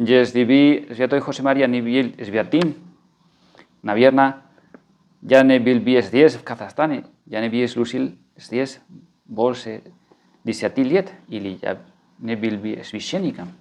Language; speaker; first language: Russian; non-native, fluent; Spanish